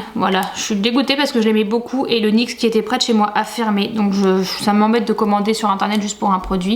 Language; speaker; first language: French; native; French